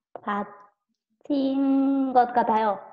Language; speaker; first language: Korean; non-native, learner; Spanish